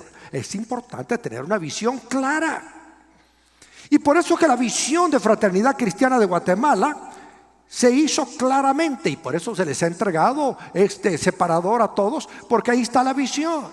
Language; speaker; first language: Spanish; native; Spanish